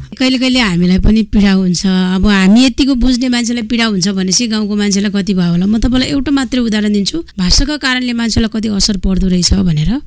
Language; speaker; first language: Nepali; non-native, local second language; Gurung